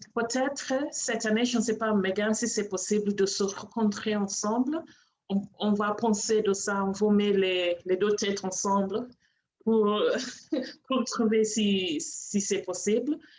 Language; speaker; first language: French; non-native, learner; English